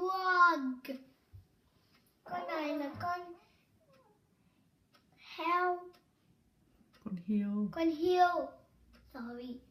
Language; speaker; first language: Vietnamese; early bilingual, heritage; Vietnamese